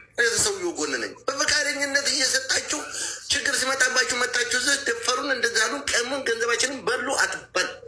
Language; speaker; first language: Amharic; native; Amharic